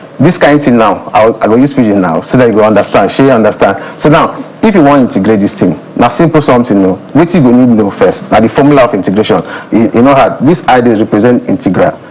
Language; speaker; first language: Nigerian Pidgin; native; Nigerian Pidgin